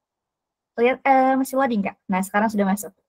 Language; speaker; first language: Indonesian; native; Indonesian